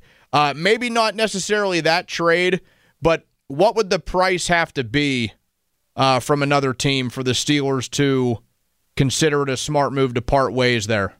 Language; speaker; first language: English; native; English